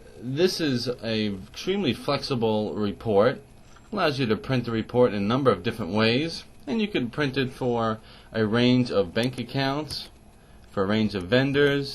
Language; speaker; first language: English; native; English